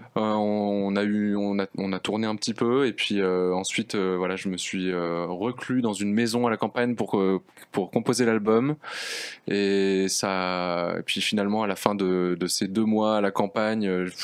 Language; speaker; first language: French; native; French